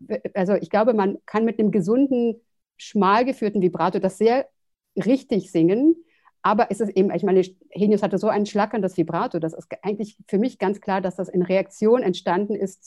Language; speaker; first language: German; native; German